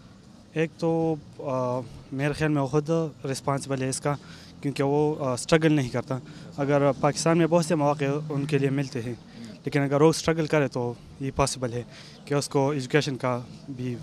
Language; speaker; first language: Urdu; non-native, local second language; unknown